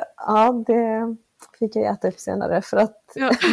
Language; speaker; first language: Swedish; early bilingual, other home language; Spanish